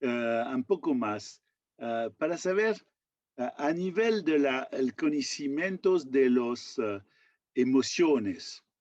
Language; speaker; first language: Spanish; non-native, fluent; French